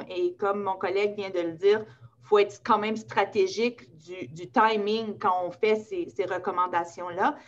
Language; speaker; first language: French; native; French